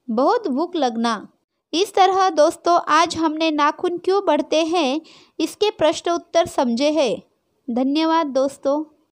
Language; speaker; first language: Hindi; non-native, local second language; Marathi